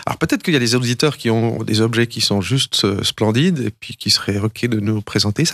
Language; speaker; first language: French; native; French